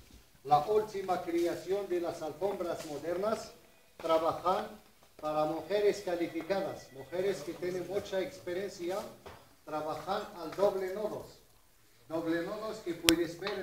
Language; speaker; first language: Spanish; non-native, learner; Arabic